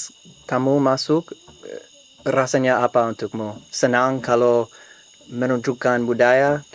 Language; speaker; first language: Indonesian; non-native, learner; English